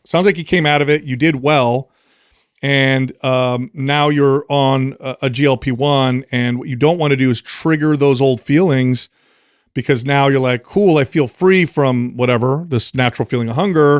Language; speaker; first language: English; native; English